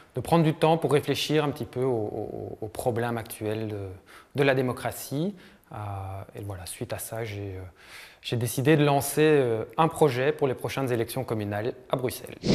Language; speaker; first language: French; native; French